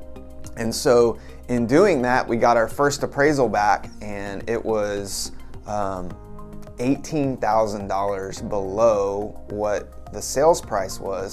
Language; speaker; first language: English; native; English